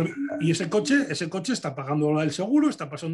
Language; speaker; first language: Spanish; native; Spanish